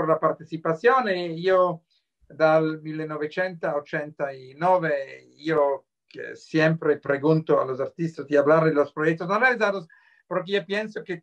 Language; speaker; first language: Spanish; non-native, fluent; Swiss German